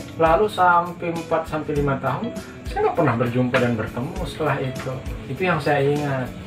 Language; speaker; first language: Indonesian; non-native, local second language; Sasak